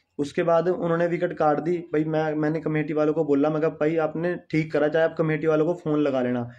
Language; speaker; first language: Hindi; non-native, local second language; Punjabi